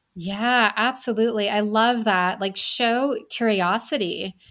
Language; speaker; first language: English; early bilingual, other home language; Gujarati